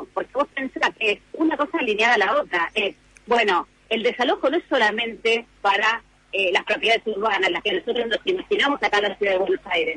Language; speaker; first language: Spanish; native; Spanish